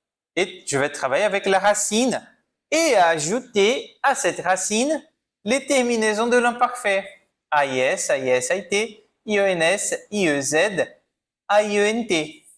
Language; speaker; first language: French; non-native, fluent; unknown